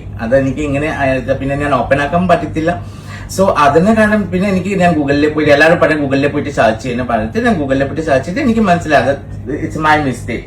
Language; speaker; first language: Malayalam; non-native, fluent; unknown